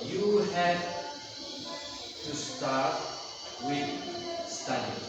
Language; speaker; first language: English; non-native, learner; Indonesian